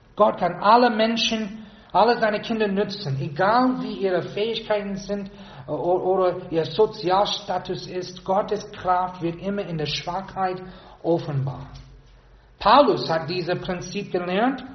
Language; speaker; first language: German; non-native, fluent; English